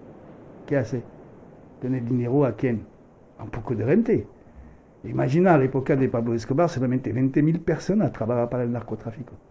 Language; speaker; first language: Spanish; non-native, fluent; French